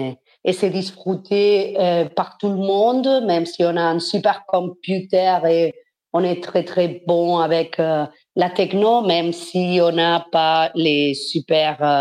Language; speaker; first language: French; non-native, fluent; Spanish